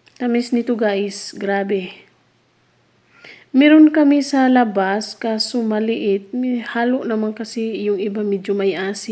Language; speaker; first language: Filipino; native; Filipino